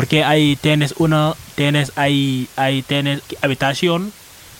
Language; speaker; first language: Spanish; non-native, learner; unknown